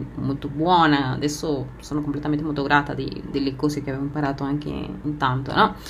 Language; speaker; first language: Italian; non-native, fluent; Spanish